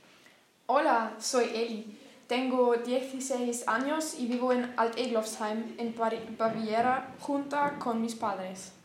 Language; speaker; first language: Spanish; non-native, learner; German